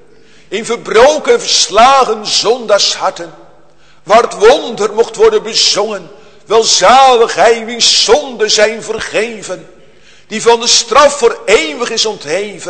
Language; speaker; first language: Dutch; native; Dutch